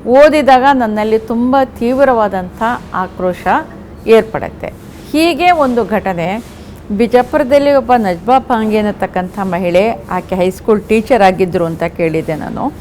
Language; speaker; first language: Kannada; non-native, local second language; Urdu